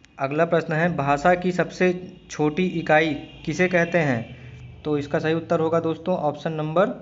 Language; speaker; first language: Hindi; native; Hindi